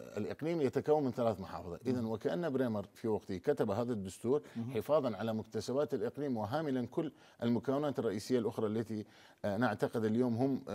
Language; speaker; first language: Arabic; non-native, local second language; Turkmen